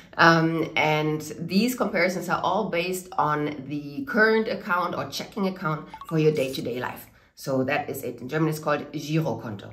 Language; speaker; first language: English; non-native, fluent; German